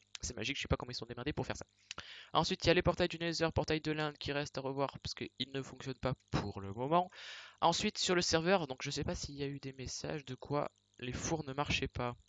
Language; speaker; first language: French; native; French